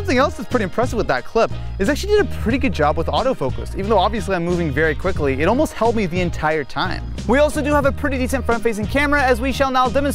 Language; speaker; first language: English; native; English